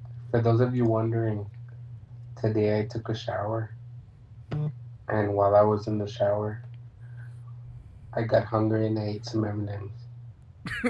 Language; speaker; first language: English; early bilingual, other home language; Spanish